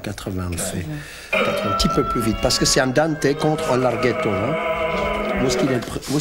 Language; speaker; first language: French; native; French